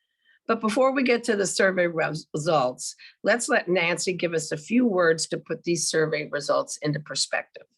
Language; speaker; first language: English; native; English